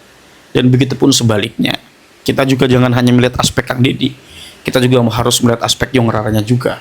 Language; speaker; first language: Indonesian; native; Indonesian